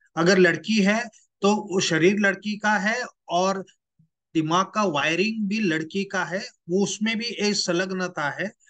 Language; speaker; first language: Hindi; non-native, local second language; Marathi